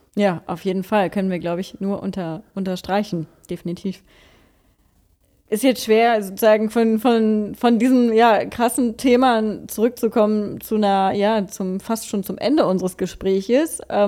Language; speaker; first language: German; native; German